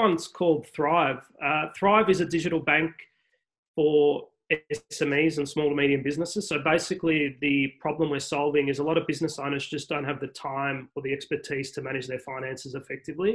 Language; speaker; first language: English; native; English